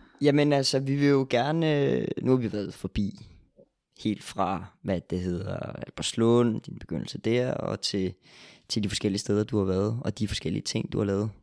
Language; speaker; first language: Danish; native; Danish